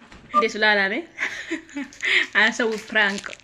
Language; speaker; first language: Arabic; non-native, learner; Oromo